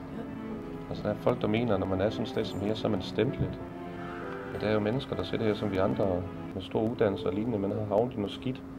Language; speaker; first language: Danish; native; Danish